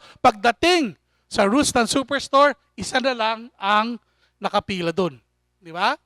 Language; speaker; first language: Filipino; native; Filipino